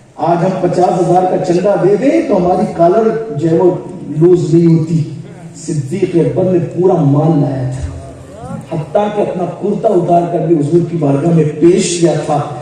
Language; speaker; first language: Urdu; native; Urdu